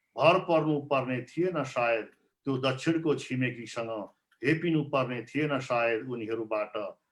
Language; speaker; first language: Nepali; native; Nepali